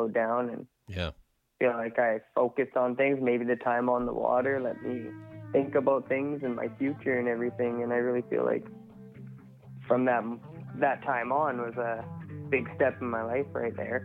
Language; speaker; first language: English; native; English